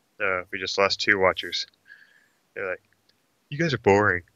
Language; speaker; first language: English; native; English